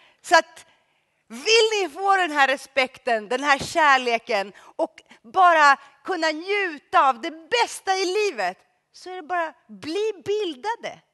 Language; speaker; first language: Swedish; early bilingual, other home language; Greek